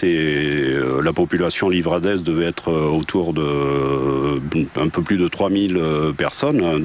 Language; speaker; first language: French; native; French